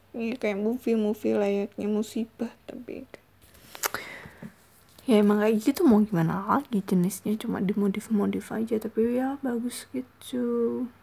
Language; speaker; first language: Indonesian; native; Indonesian